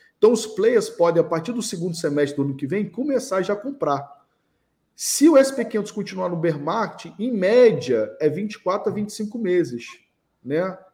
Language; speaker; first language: Portuguese; native; Portuguese